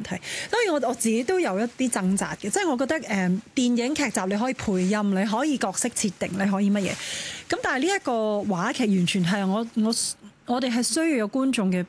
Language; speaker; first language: Cantonese; native; Cantonese